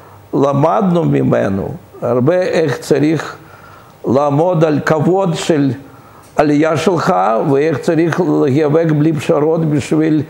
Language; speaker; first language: Hebrew; non-native, fluent; Russian